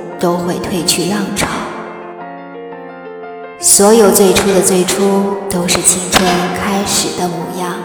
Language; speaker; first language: Chinese; native; Chinese